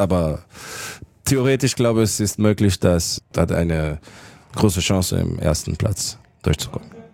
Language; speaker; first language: German; non-native, fluent; Portuguese